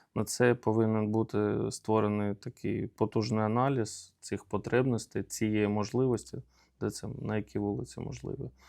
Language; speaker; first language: Ukrainian; native; Ukrainian